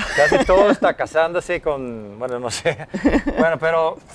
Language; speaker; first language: Spanish; non-native, fluent; Swedish